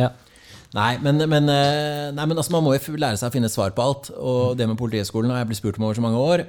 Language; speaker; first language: Norwegian; native; Norwegian